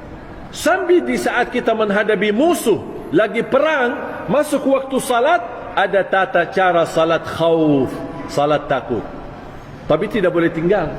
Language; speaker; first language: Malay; non-native, fluent; Arabic